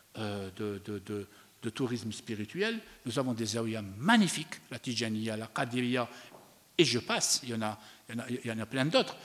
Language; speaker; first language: French; non-native, local second language; Arabic